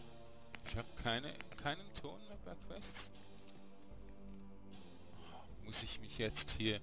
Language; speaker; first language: German; native; German